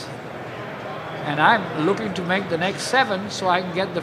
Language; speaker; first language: English; non-native, local second language; Punjabi